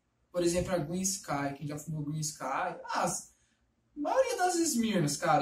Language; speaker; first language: Portuguese; native; Portuguese